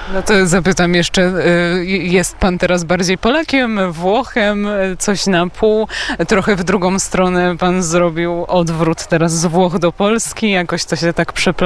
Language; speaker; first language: Polish; native; Polish